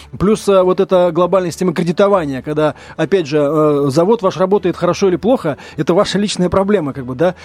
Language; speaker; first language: Russian; native; Russian